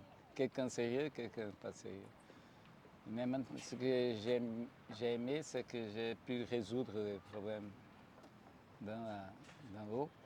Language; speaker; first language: French; non-native, fluent; Portuguese